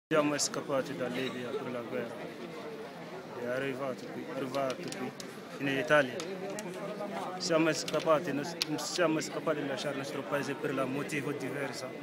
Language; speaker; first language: Italian; non-native, learner; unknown